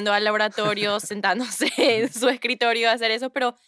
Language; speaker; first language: Spanish; early bilingual, heritage; Spanish